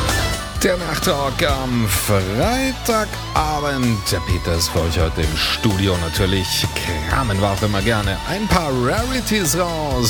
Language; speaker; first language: German; native; German